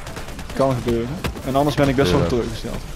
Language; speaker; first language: Dutch; native; Dutch